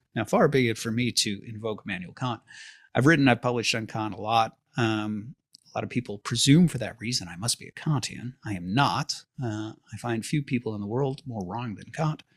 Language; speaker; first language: English; native; English